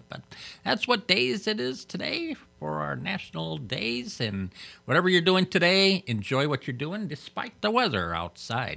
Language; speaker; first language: English; native; English